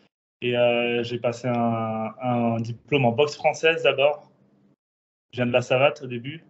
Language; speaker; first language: French; native; French